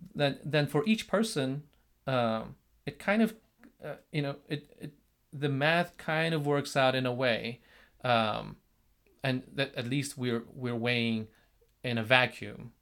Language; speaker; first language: English; non-native, fluent; Korean